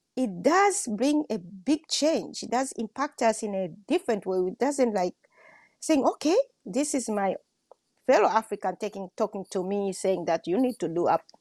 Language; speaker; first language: English; non-native, local second language; Swahili